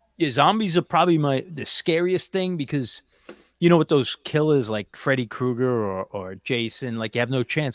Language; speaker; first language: English; native; English